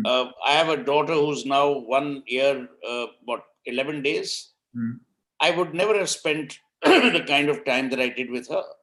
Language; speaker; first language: English; non-native, local second language; Hindi